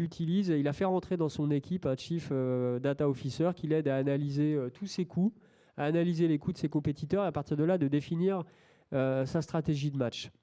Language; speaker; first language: French; native; French